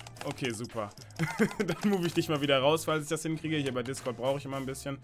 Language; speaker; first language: German; native; German